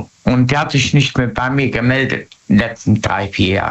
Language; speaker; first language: German; native; German